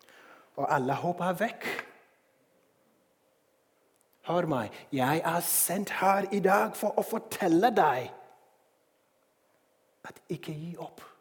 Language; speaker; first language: Norwegian; non-native, fluent; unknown